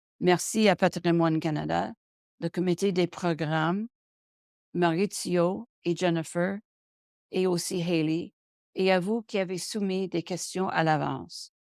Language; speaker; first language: French; non-native, local second language; English